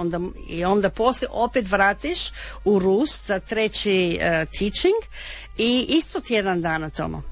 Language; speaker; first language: Serbian; non-native, learner; French